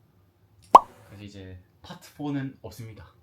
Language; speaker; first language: Korean; non-native, fluent; English